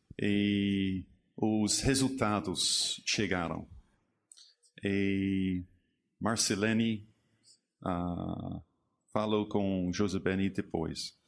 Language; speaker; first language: Portuguese; non-native, learner; English